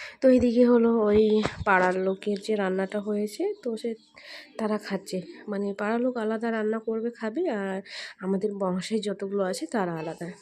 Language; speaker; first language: Bangla; non-native, local second language; Santali